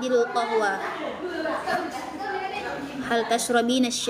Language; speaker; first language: Arabic; non-native, fluent; Indonesian